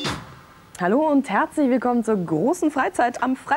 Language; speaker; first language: German; native; German